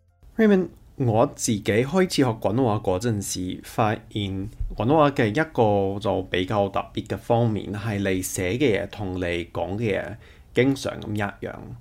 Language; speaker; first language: Chinese; non-native, fluent; English